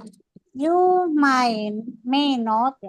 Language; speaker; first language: English; non-native, learner; Indonesian